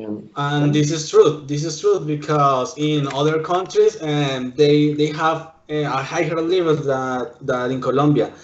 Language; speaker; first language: English; non-native, learner; Spanish